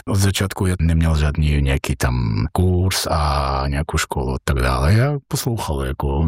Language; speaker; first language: Czech; non-native, learner; Georgian